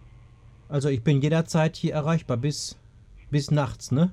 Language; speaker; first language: German; native; German